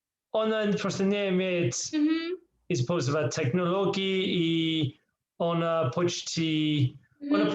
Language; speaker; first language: Russian; non-native, learner; English